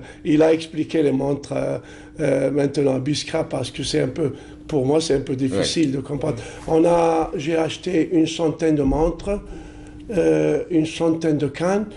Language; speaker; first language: French; non-native, local second language; Arabic